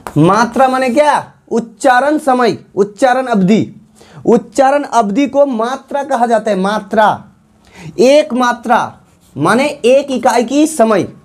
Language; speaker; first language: Hindi; non-native, local second language; Bangla